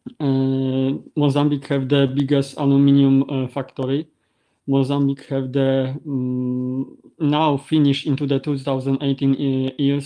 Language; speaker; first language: English; non-native, learner; Polish